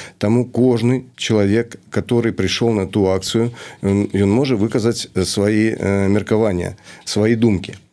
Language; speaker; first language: Belarusian; native; Belarusian